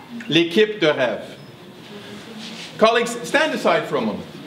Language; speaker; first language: French; non-native, fluent; English